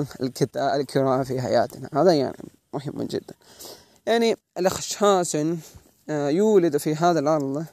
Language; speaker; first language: Arabic; non-native, learner; Malay